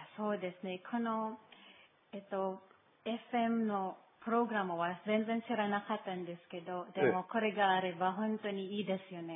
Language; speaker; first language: Japanese; non-native, learner; Filipino